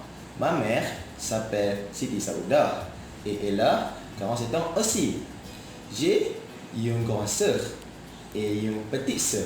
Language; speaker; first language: French; non-native, learner; Malay